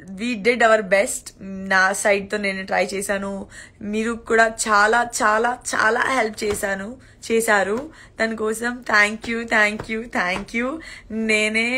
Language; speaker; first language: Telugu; non-native, learner; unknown